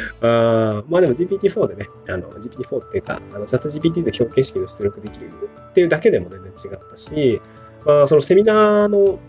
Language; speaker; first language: Japanese; native; Japanese